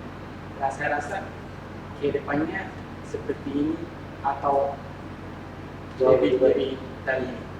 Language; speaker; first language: Indonesian; non-native, fluent; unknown